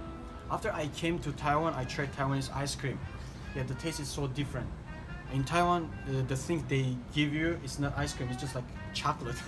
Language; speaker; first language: English; non-native, fluent; Turkish